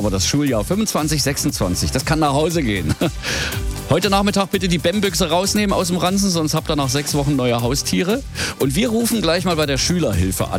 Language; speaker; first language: German; native; German